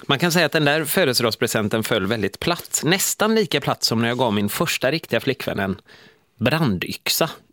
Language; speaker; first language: Swedish; native; Swedish